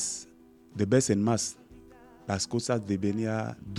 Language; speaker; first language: Spanish; non-native, learner; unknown